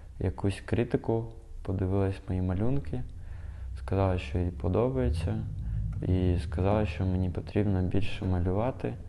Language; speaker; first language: Ukrainian; non-native, local second language; Russian